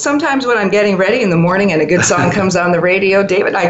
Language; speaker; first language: English; native; English